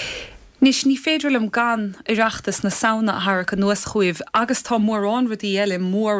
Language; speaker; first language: Irish; native; Irish